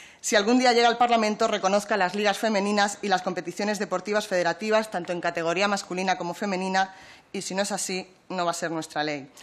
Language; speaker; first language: Spanish; native; Spanish